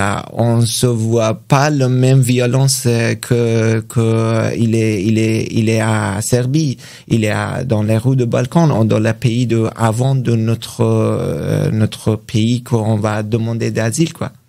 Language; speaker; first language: French; non-native, learner; Persian